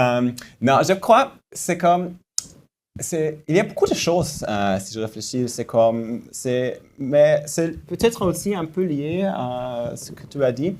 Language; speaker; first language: French; non-native, fluent; German